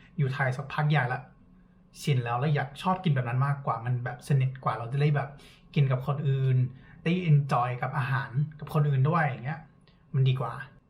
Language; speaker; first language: Thai; non-native, fluent; English